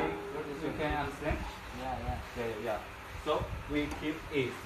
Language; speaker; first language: English; non-native, learner; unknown